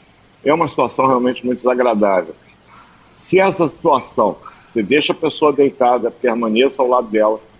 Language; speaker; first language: Portuguese; native; Portuguese